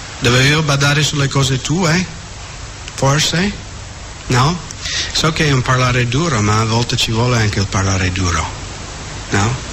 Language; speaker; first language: Italian; non-native, fluent; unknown